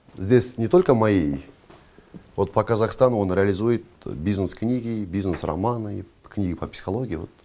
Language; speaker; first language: Russian; non-native, local second language; Kazakh